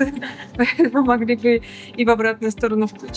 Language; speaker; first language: Russian; native; Russian